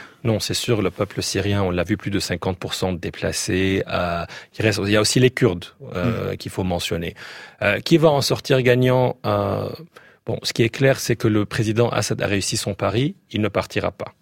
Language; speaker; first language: French; native; French